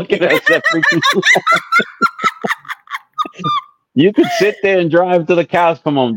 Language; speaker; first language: English; native; English